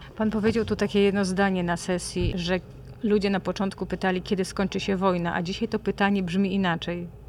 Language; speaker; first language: Polish; native; Polish